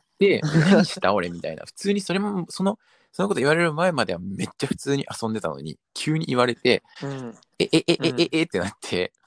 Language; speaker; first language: Japanese; early bilingual, other home language; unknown